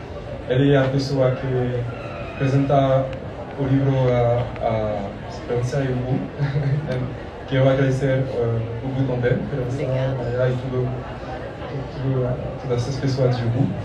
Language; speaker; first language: Portuguese; non-native, learner; French